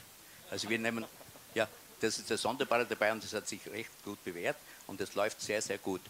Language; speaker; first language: German; native; German